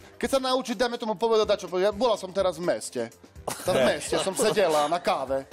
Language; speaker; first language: Slovak; native; Slovak